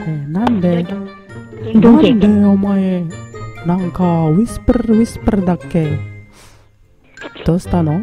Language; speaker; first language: Japanese; non-native, learner; Indonesian